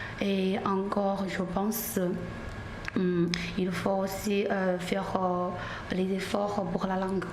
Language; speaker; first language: French; non-native, learner; Chinese